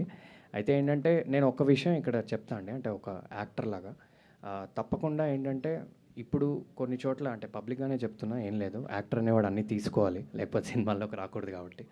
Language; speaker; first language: Telugu; native; Telugu